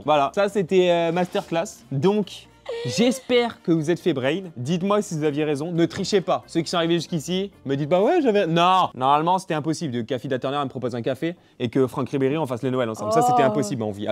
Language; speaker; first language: French; native; French